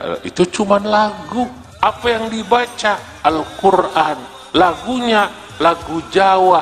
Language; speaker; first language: Indonesian; native; Indonesian